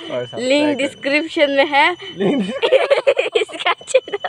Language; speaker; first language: Hindi; non-native, local second language; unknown